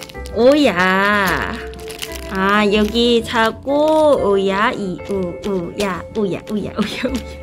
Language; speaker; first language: Korean; non-native, learner; Cantonese